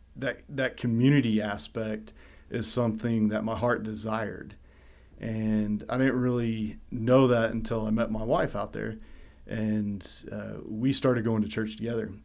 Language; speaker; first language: English; native; English